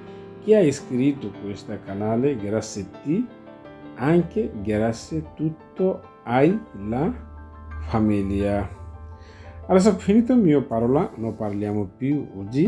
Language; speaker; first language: Italian; non-native, learner; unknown